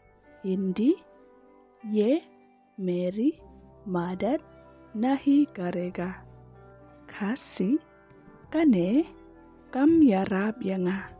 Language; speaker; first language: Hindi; non-native, local second language; Khasi